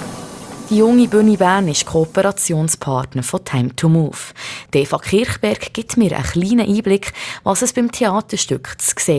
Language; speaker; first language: German; native; German